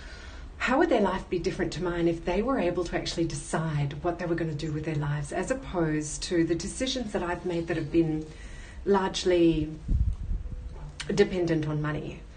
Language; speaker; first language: English; native; English